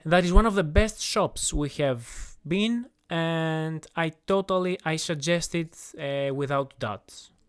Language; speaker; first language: English; non-native, fluent; Greek